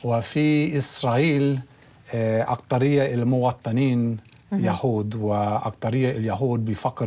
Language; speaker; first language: Arabic; non-native, learner; English